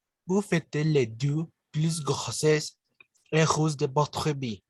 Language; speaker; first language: French; non-native, learner; Spanish